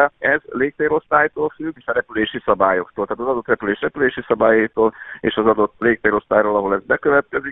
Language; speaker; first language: Hungarian; native; Hungarian